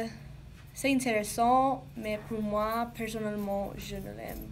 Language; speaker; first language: French; non-native, learner; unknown